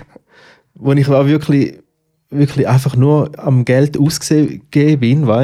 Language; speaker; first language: German; native; German